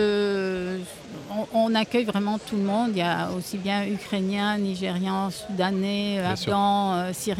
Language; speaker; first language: French; native; French